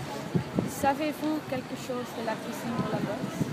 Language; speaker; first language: French; non-native, learner; Dutch